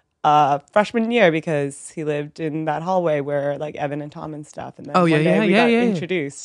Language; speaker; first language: English; early bilingual, other home language; Vietnamese